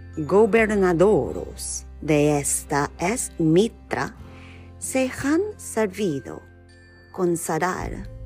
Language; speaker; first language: Spanish; non-native, learner; English